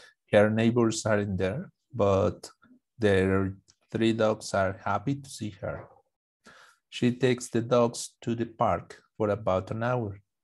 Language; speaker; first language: English; non-native, fluent; Spanish